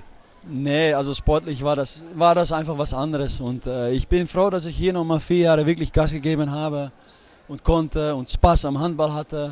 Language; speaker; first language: German; non-native, fluent; Dutch